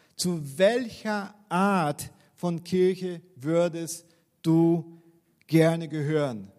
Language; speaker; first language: German; non-native, fluent; Portuguese